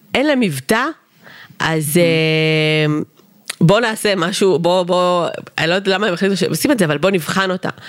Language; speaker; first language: Hebrew; early bilingual, other home language; Russian